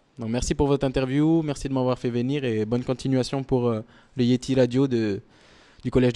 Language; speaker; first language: French; native; French